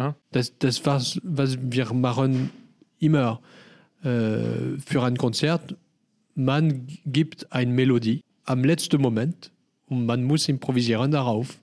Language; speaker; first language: German; non-native, learner; French